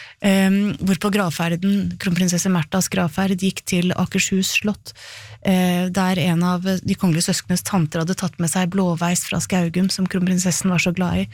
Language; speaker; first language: Norwegian; native; Norwegian